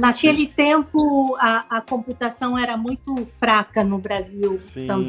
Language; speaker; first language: Portuguese; non-native, local second language; Spanish